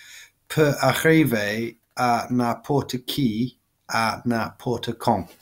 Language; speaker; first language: French; non-native, learner; English